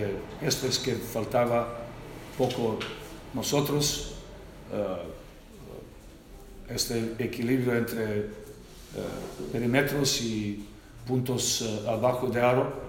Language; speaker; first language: Spanish; non-native, learner; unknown